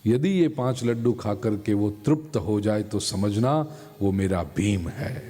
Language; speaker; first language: Hindi; non-native, local second language; Gujarati